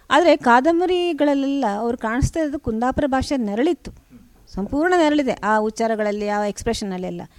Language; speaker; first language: Kannada; native; Kannada